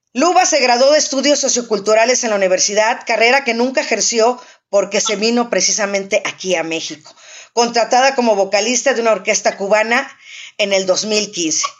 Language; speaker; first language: Spanish; native; Spanish